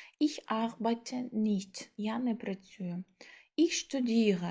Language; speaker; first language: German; non-native, fluent; Ukrainian